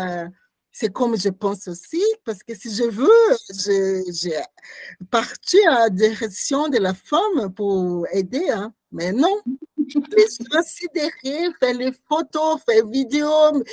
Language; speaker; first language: French; non-native, learner; Portuguese